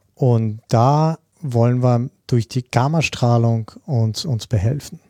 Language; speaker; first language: German; non-native, fluent; Russian